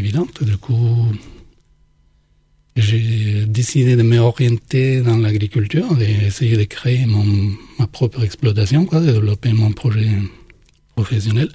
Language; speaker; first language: French; non-native, fluent; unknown